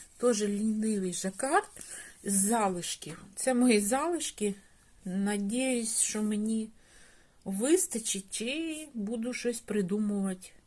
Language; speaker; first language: Ukrainian; non-native, local second language; Russian